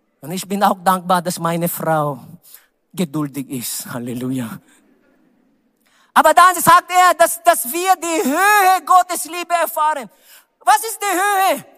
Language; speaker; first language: German; non-native, learner; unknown